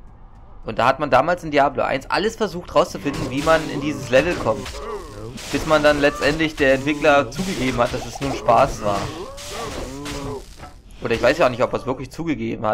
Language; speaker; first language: German; native; German